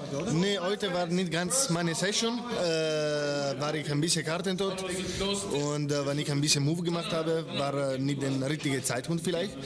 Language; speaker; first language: German; non-native, fluent; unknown